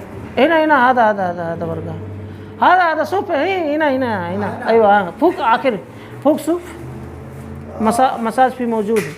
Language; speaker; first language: Arabic; non-native, learner; Hindi